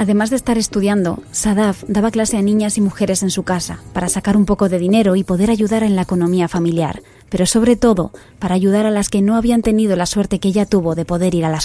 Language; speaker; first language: Spanish; native; Spanish